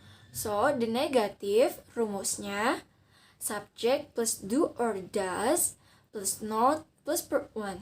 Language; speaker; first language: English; non-native, learner; Indonesian